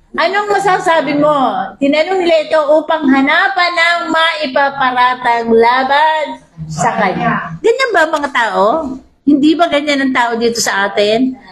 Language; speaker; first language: Filipino; native; Filipino